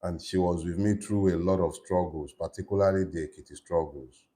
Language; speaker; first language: English; non-native, local second language; Yoruba